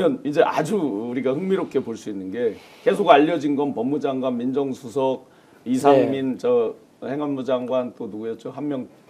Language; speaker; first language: Korean; native; Korean